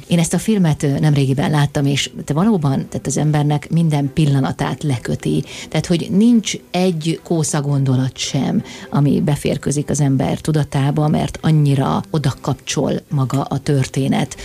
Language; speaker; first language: Hungarian; native; Hungarian